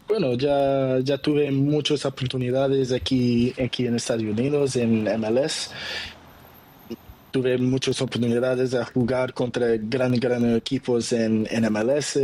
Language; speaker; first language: Spanish; non-native, learner; Portuguese